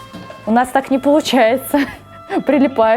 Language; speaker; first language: Russian; native; Russian